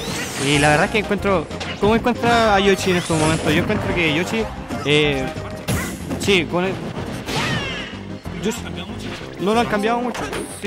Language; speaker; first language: Spanish; native; Spanish